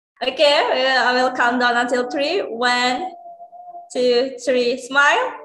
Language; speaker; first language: English; non-native, learner; Indonesian